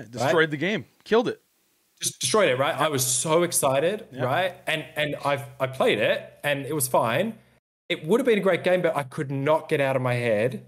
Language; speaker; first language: English; native; English